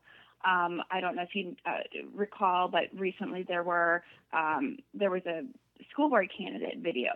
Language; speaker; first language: English; native; English